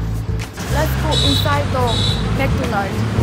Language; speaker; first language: English; non-native, learner; Korean